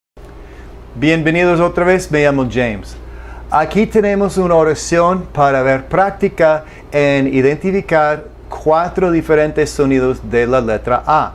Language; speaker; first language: Spanish; non-native, fluent; English